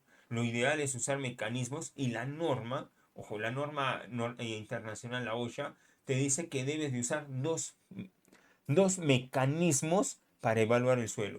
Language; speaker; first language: Spanish; native; Spanish